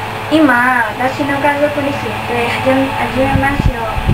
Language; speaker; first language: Japanese; non-native, learner; Indonesian